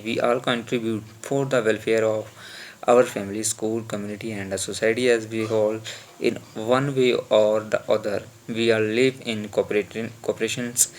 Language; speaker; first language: English; non-native, local second language; Punjabi